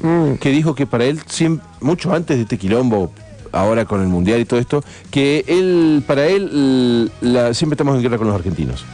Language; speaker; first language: Spanish; native; Spanish